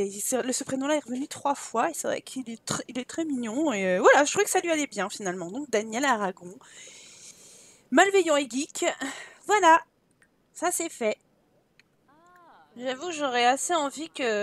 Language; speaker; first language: French; native; French